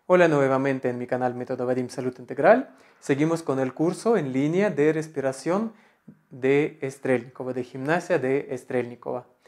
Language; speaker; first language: Spanish; non-native, fluent; Russian